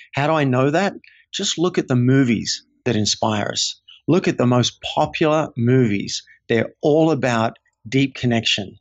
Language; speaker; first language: English; native; English